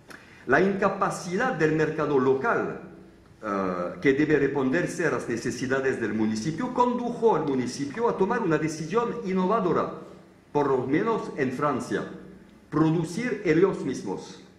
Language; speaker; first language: Spanish; non-native, fluent; French